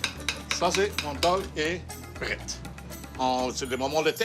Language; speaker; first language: French; non-native, fluent; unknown